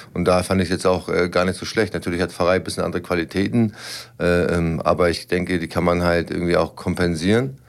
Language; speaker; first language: German; native; German